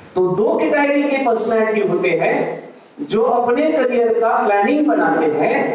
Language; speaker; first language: Hindi; non-native, local second language; Marathi